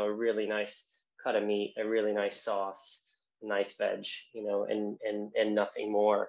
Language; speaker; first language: English; native; English